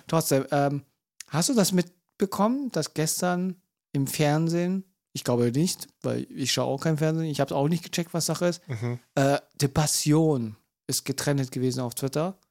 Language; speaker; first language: German; early bilingual, other home language; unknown